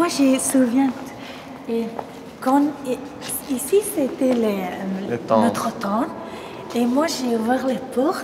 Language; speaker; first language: French; non-native, learner; Persian